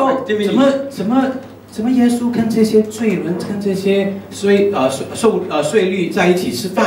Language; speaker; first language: Chinese; native; Chinese